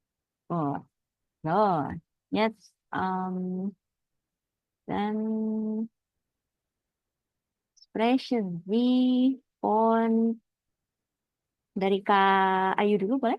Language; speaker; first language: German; non-native, fluent; Indonesian